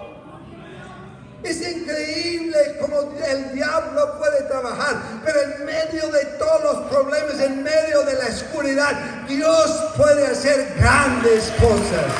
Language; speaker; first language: Spanish; non-native, fluent; English